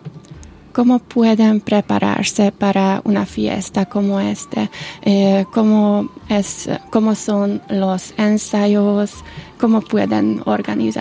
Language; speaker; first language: Spanish; non-native, learner; Hungarian